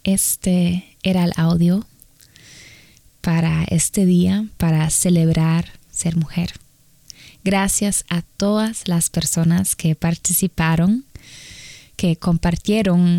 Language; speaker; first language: Spanish; non-native, fluent; German